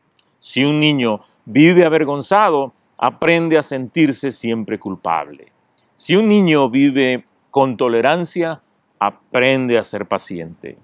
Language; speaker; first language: Spanish; native; Spanish